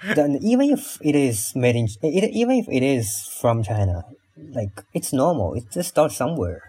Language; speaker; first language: English; non-native, fluent; Chinese